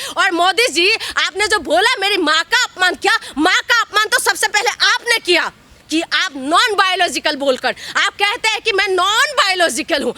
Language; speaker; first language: Hindi; non-native, local second language; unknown